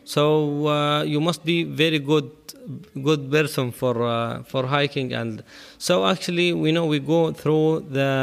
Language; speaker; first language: English; non-native, learner; Arabic